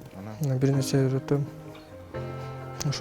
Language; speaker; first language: Kyrgyz; non-native, learner; Russian